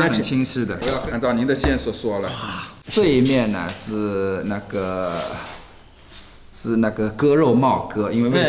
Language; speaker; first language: Chinese; native; Chinese